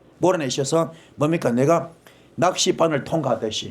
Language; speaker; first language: Korean; native; Korean